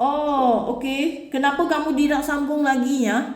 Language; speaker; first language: Indonesian; non-native, learner; Filipino